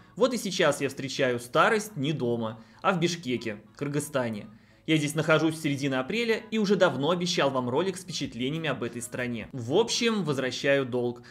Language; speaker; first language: Russian; native; Russian